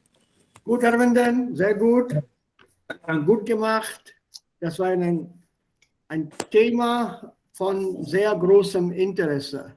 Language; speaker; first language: German; non-native, fluent; Hindi